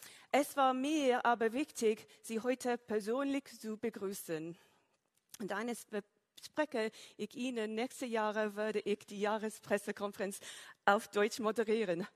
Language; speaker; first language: German; non-native, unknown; English